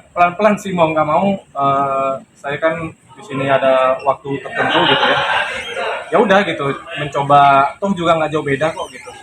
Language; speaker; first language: Indonesian; native; Indonesian